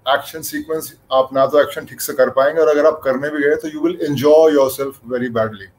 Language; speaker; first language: Hindi; native; Hindi